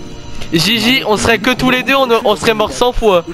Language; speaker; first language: French; native; French